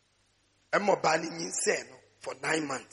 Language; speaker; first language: English; non-native, local second language; Akan